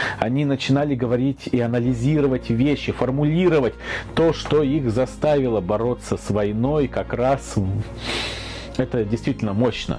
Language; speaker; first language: Russian; native; Russian